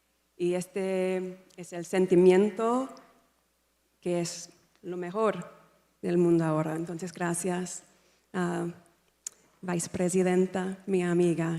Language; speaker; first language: Spanish; non-native, learner; English